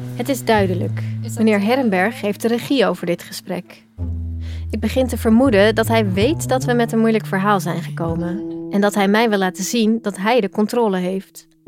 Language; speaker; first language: Dutch; native; Dutch